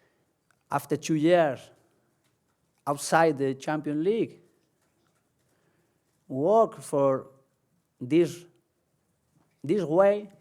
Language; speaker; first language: English; non-native, learner; Spanish